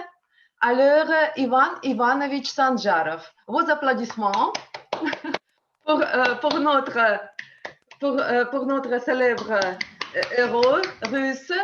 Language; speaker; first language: French; non-native, learner; Russian